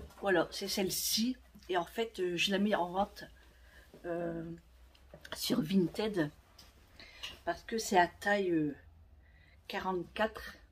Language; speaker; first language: French; native; French